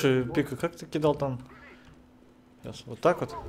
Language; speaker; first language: Russian; native; Russian